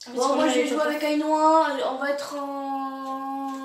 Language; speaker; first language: French; native; French